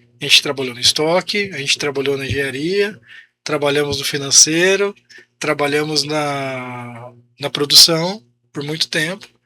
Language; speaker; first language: Portuguese; native; Portuguese